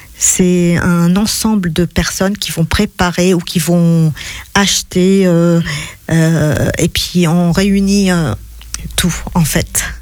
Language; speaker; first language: French; non-native, local second language; Arabic